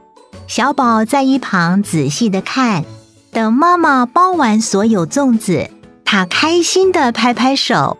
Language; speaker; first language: Chinese; native; Chinese